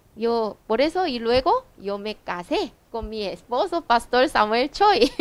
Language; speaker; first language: Spanish; non-native, learner; Korean